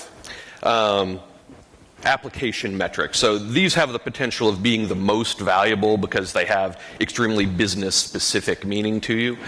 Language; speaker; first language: English; native; English